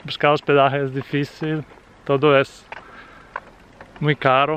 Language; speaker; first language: Spanish; non-native, fluent; Italian